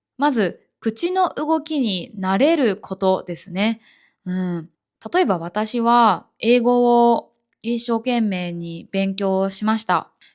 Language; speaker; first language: Japanese; native; Japanese